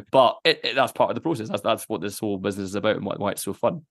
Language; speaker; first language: English; native; English